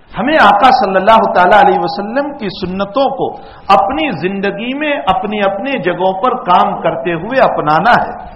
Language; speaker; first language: Urdu; non-native, local second language; Gujarati